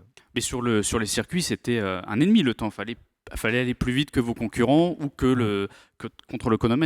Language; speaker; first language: French; native; French